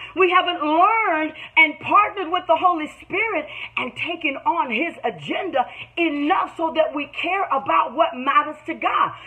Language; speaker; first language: English; native; English